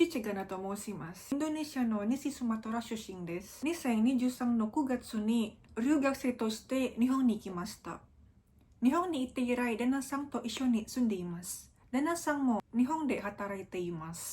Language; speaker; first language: Japanese; non-native, learner; Indonesian